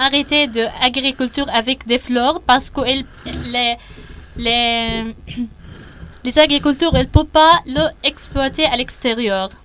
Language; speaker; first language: French; non-native, learner; Arabic